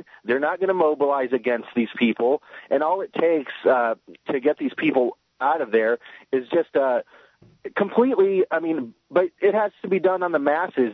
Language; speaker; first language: English; native; English